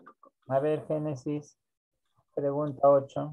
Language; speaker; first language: Spanish; native; Spanish